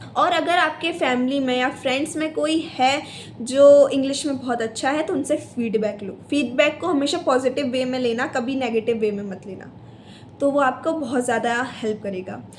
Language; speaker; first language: Hindi; native; Hindi